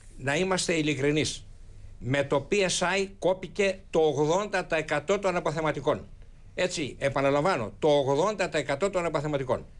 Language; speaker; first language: Greek; native; Greek